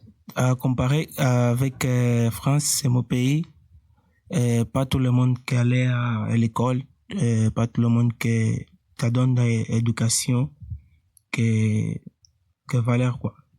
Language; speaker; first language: French; non-native, learner; Portuguese